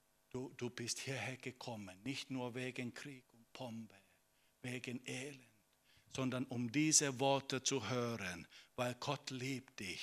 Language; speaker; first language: German; non-native, fluent; Finnish